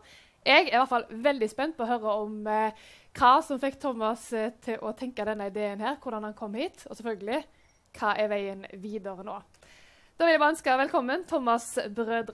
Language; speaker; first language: Norwegian; native; Norwegian